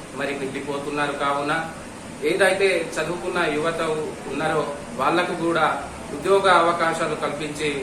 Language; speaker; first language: Telugu; non-native, local second language; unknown